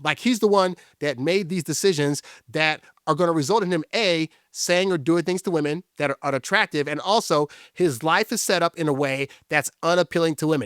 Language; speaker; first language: English; native; English